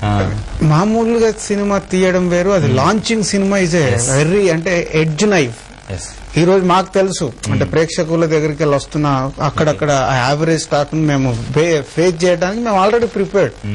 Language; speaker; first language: Telugu; native; Telugu